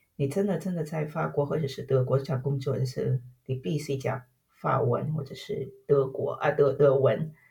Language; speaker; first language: Chinese; non-native, fluent; Vietnamese